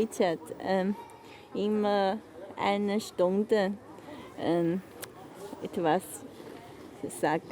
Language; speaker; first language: German; non-native, learner; Chinese